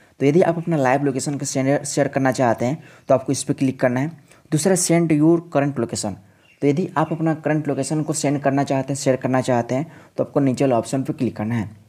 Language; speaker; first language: Hindi; native; Hindi